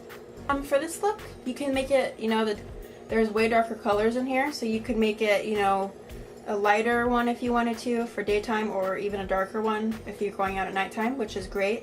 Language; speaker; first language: English; native; English